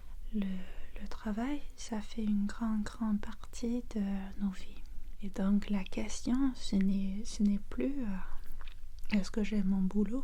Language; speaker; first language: French; non-native, fluent; English